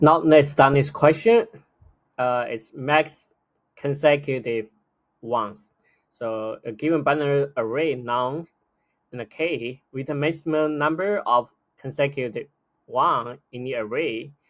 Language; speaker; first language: English; non-native, fluent; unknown